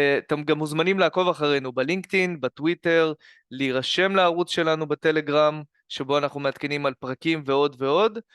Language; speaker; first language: Hebrew; native; Hebrew